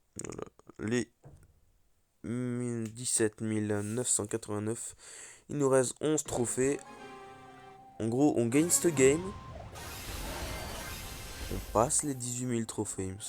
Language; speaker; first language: French; native; French